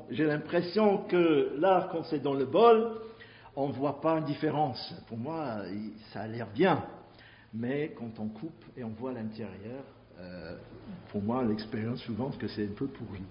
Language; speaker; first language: French; non-native, fluent; English